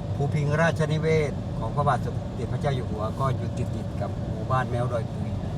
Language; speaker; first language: Thai; native; Thai